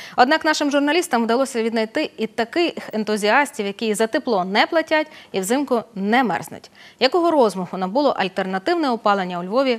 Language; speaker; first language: Ukrainian; native; Ukrainian